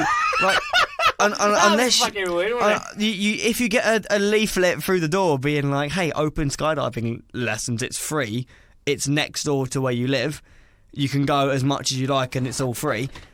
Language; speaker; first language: English; native; English